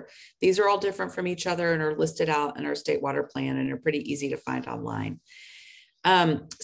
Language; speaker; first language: English; native; English